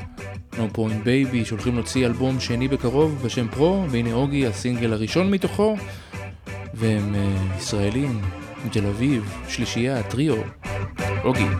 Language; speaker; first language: Hebrew; native; Hebrew